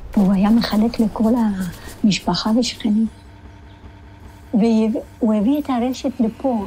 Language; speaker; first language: Hebrew; non-native, fluent; Persian